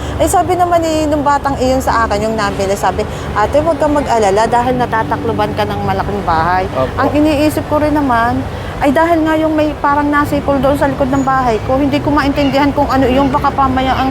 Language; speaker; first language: Filipino; native; Filipino